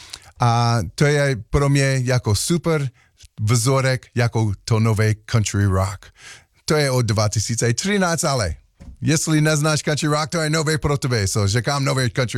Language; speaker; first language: Czech; non-native, learner; English